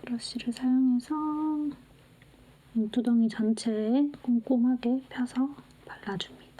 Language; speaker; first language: Korean; native; Korean